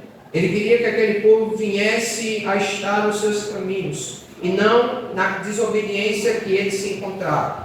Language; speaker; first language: Portuguese; native; Portuguese